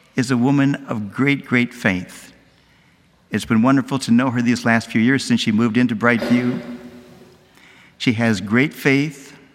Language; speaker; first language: English; native; English